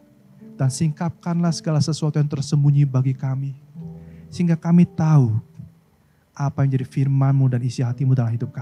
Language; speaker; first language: Indonesian; native; Indonesian